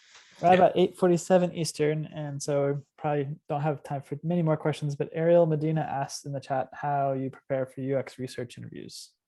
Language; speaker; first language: English; native; English